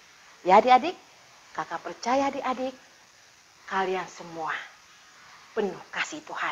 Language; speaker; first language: Indonesian; native; Indonesian